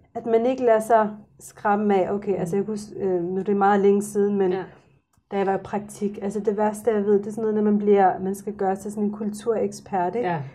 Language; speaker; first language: Danish; early bilingual, other home language; Arabic